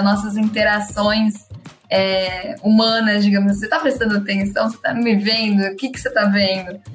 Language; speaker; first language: Portuguese; native; Portuguese